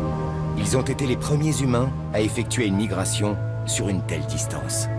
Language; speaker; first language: French; native; French